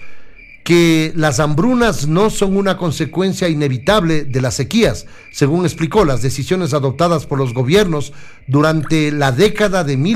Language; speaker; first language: Spanish; native; Spanish